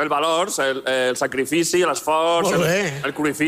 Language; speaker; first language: Catalan; non-native, local second language; Spanish